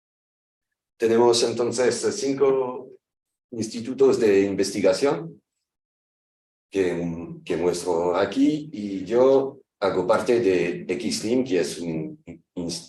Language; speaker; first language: Spanish; non-native, fluent; French